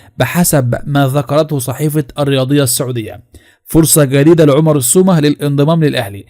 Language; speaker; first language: Arabic; native; Arabic